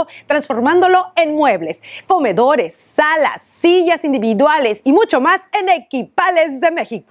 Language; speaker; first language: Spanish; native; Spanish